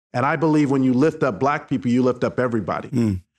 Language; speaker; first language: English; native; English